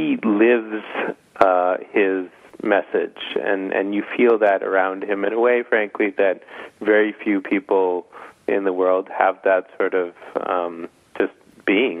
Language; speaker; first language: English; native; English